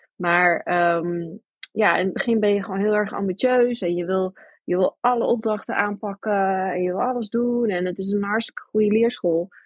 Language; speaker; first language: Dutch; early bilingual, heritage; Dutch